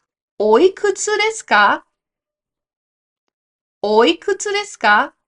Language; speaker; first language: Japanese; non-native, fluent; English